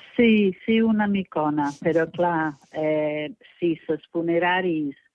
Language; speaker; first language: Catalan; non-native, fluent; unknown